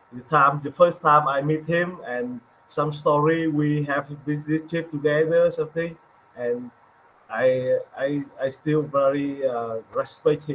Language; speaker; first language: English; non-native, learner; Vietnamese